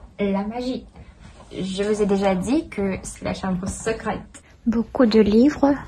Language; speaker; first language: French; non-native, fluent; Russian